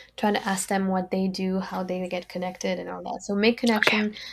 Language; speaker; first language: English; non-native, fluent; French